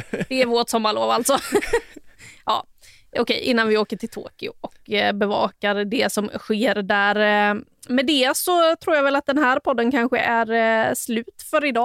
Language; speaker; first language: Swedish; native; Swedish